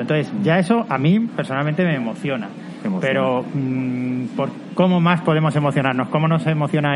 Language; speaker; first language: Spanish; native; Spanish